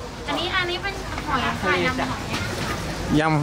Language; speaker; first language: Thai; native; Thai